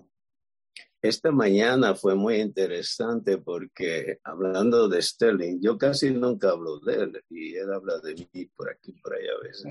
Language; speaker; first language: Spanish; native; Spanish